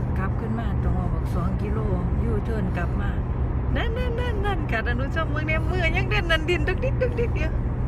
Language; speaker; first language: Thai; native; Thai